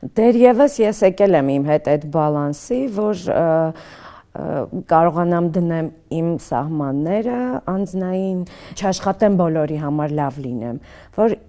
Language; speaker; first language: Armenian; early bilingual, other home language; Russian